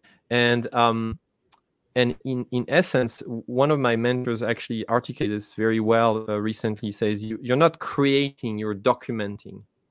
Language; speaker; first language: English; non-native, fluent; French